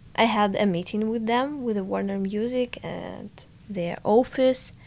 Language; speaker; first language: English; non-native, fluent; Ukrainian